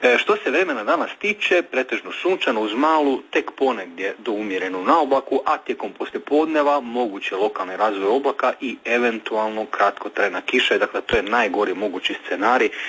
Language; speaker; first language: Croatian; native; Croatian